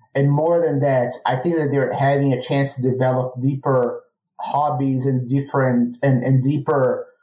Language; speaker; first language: English; non-native, fluent; Portuguese